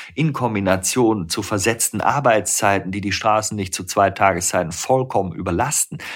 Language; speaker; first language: German; native; German